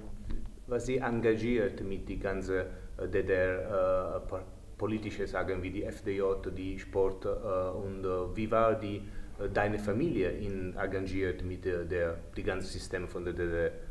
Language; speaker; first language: German; non-native, learner; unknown